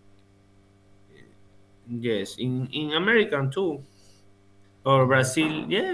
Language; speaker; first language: English; non-native, learner; Spanish